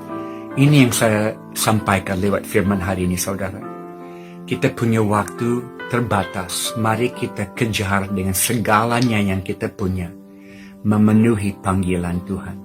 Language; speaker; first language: Indonesian; non-native, fluent; English